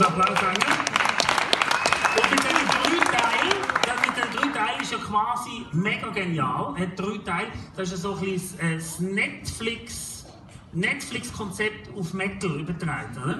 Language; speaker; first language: German; native; German